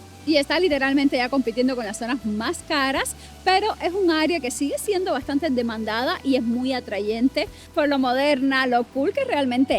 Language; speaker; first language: Spanish; native; Spanish